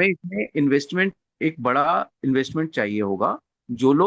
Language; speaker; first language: Hindi; native; Hindi